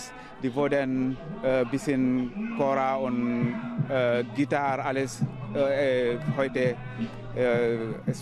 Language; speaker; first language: German; non-native, learner; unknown